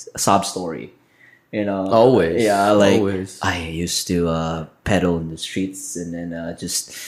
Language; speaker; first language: English; non-native, local second language; Filipino